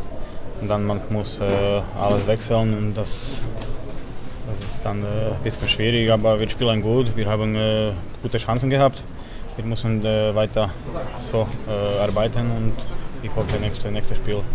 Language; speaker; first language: German; non-native, learner; Slovak